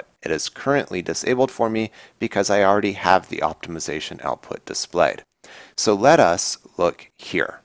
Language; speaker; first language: English; native; English